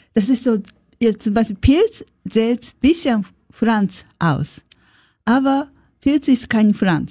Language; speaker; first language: German; non-native, learner; Japanese